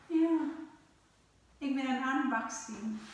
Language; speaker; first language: Dutch; non-native, learner; Filipino